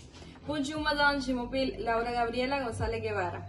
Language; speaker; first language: French; non-native, learner; Spanish